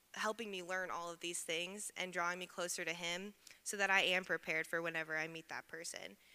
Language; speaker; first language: English; native; English